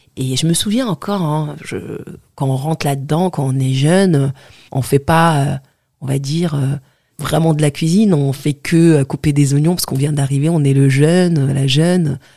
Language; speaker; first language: French; non-native, local second language; Arabic